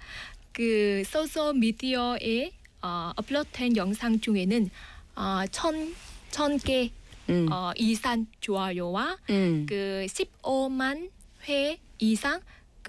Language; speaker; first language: Korean; non-native, fluent; Vietnamese